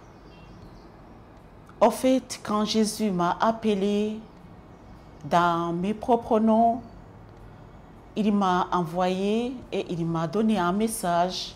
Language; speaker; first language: French; non-native, local second language; Kinyarwanda